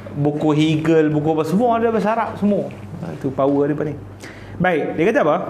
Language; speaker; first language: Malay; native; Malay